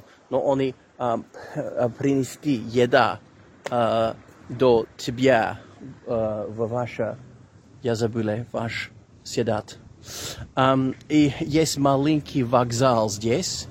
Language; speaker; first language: Russian; non-native, learner; English